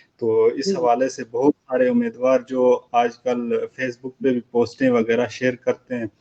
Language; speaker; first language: Urdu; non-native, local second language; Shina